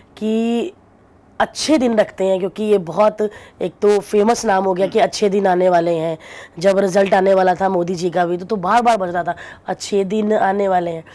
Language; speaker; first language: Hindi; non-native, local second language; Punjabi